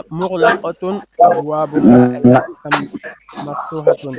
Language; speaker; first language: Arabic; non-native, fluent; French